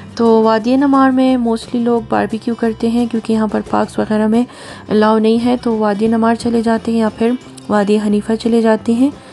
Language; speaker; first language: Urdu; native; Urdu